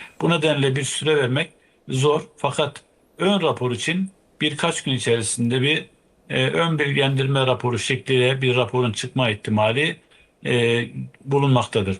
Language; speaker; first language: Turkish; native; Turkish